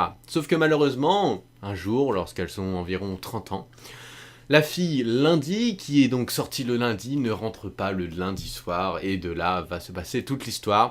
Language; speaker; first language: French; native; French